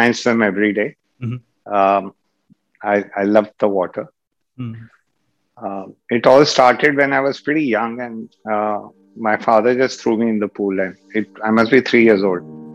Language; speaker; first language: English; non-native, local second language; Hindi